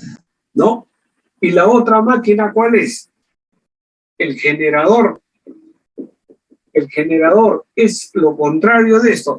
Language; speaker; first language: Spanish; native; Spanish